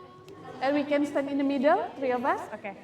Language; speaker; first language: English; non-native, fluent; Indonesian